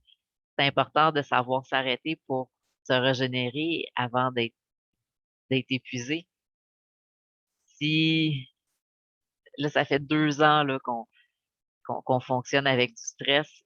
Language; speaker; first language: French; native; French